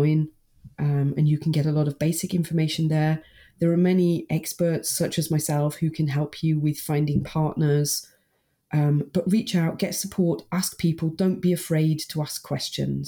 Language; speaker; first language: English; native; English